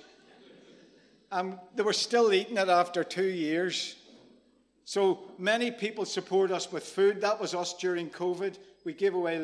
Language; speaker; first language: English; native; English